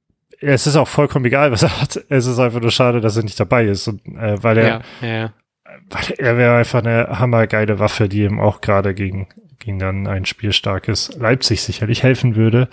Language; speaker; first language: German; native; German